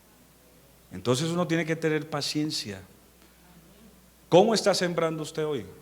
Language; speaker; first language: Spanish; native; Spanish